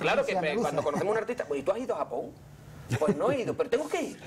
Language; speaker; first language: Spanish; native; Spanish